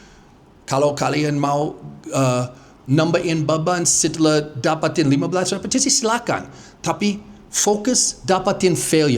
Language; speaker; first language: Indonesian; non-native, fluent; English